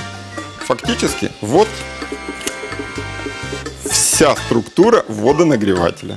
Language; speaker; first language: Russian; native; Russian